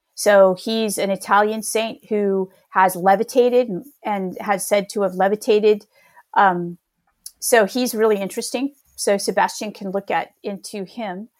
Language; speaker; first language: English; native; English